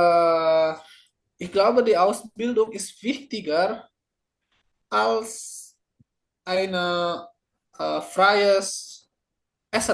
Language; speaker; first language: German; non-native, fluent; Indonesian